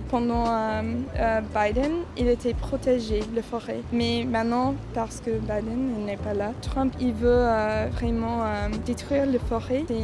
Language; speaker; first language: French; non-native, fluent; English